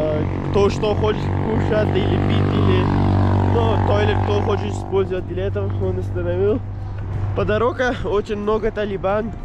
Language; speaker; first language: Russian; non-native, learner; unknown